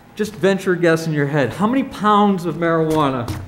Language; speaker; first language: English; native; English